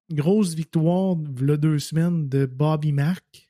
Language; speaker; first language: French; native; French